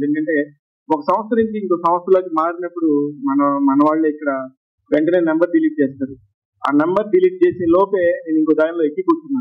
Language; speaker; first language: Telugu; native; Telugu